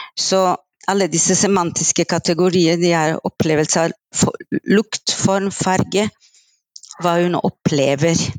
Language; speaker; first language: Norwegian; non-native, fluent; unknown